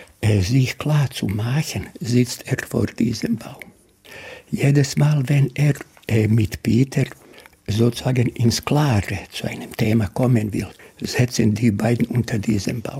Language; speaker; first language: German; non-native, fluent; Bosnian